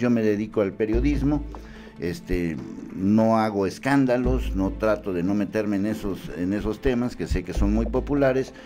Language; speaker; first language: Spanish; native; Spanish